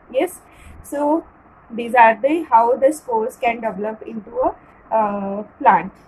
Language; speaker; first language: English; non-native, local second language; Marathi